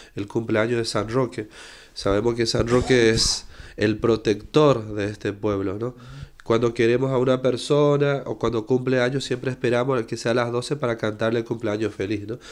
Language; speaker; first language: Spanish; native; Spanish